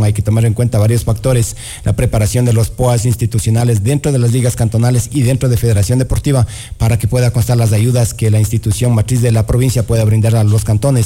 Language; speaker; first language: Spanish; native; Spanish